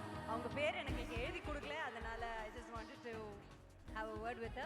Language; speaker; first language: Tamil; native; Tamil